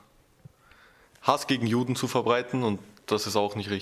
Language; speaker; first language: German; early bilingual, other home language; Albanian